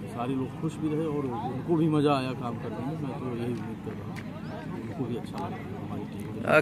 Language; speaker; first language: Hindi; native; Hindi